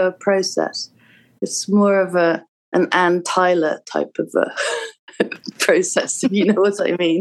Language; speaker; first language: English; native; English